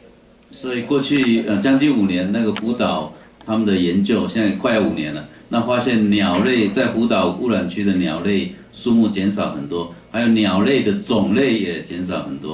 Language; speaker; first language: Chinese; native; Chinese